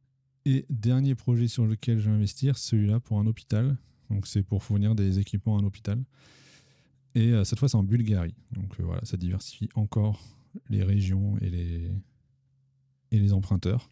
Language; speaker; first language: French; native; French